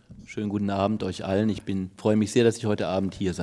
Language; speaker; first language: German; native; German